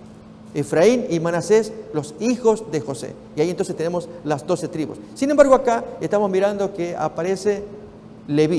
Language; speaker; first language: Spanish; native; Spanish